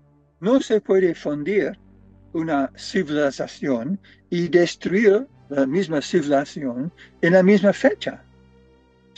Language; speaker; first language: Spanish; non-native, fluent; English